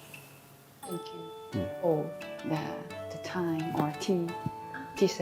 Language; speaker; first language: English; non-native, fluent; Japanese